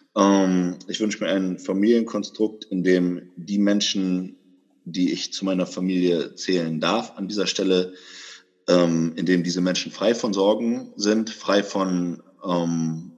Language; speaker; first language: German; native; German